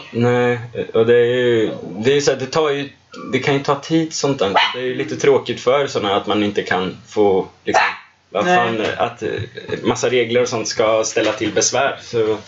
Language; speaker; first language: Swedish; native; Swedish